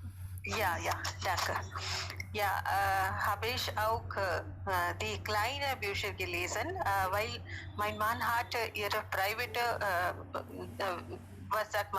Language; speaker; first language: German; non-native, learner; Hindi